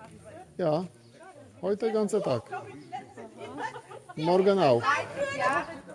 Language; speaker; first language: German; non-native, learner; Polish